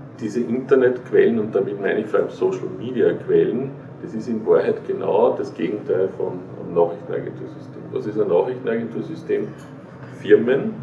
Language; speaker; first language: German; native; German